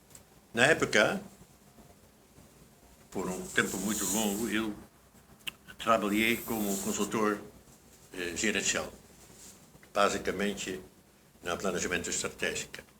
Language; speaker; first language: Portuguese; non-native, fluent; Dutch